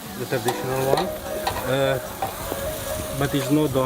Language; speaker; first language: English; non-native, learner; Romanian